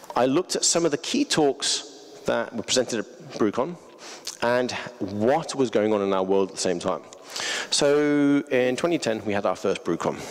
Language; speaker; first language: English; native; English